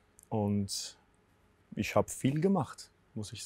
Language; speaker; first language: German; non-native, fluent; Spanish